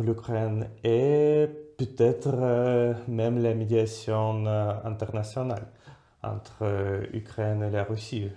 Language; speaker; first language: French; non-native, fluent; Russian